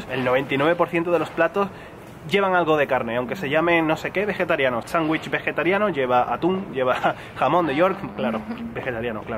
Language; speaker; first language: Spanish; native; Spanish